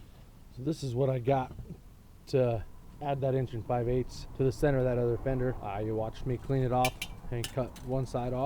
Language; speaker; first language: English; native; English